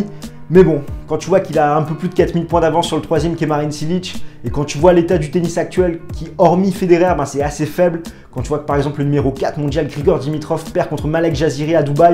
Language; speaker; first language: French; native; French